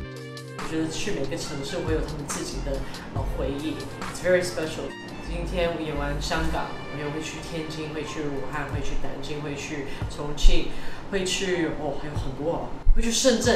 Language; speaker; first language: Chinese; non-native, fluent; English